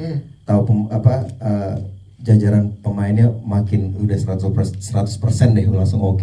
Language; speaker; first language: Indonesian; native; Indonesian